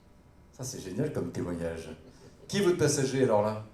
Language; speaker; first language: French; native; French